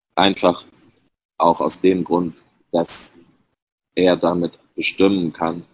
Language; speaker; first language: German; native; German